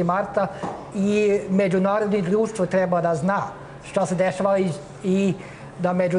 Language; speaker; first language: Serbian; non-native, fluent; Norwegian